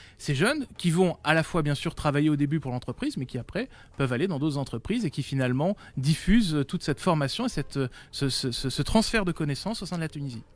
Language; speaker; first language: French; native; French